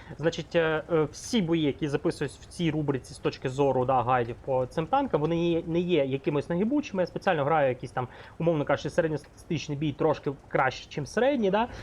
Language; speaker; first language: Ukrainian; non-native, local second language; Russian